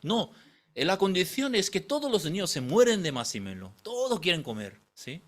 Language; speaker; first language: Spanish; non-native, fluent; Korean